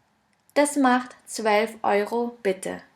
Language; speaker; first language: German; non-native, fluent; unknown